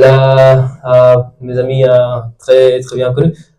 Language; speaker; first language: French; non-native, fluent; English